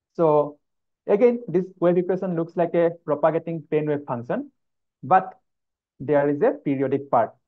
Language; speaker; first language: English; non-native, local second language; Assamese